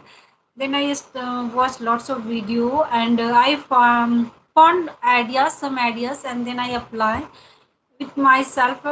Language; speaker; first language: English; non-native, learner; Hindi